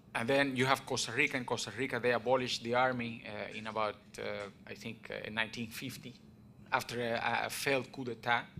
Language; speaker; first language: English; non-native, fluent; Spanish